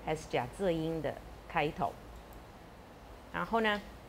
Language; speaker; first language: Chinese; non-native, fluent; Italian